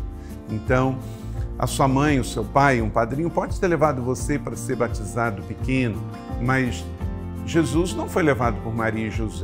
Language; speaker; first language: Portuguese; native; Portuguese